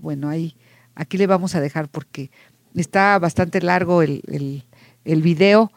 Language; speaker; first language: Spanish; native; Spanish